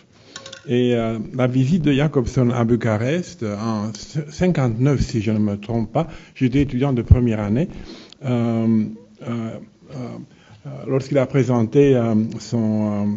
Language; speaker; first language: French; non-native, fluent; Romanian